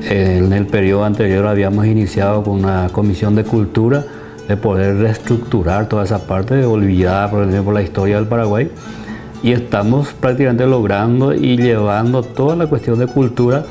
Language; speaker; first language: Spanish; native; Spanish